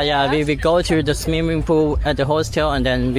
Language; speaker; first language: English; non-native, learner; Thai